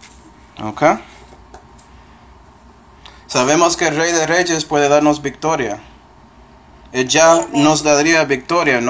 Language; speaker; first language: Spanish; non-native, fluent; English